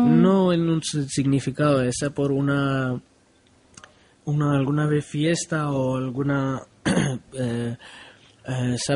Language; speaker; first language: Spanish; non-native, learner; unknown